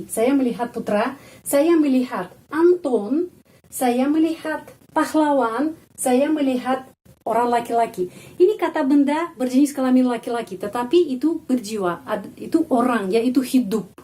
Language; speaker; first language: Indonesian; non-native, fluent; Russian